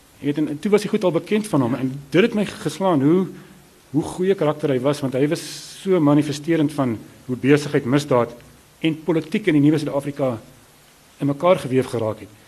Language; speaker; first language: Afrikaans; native; Afrikaans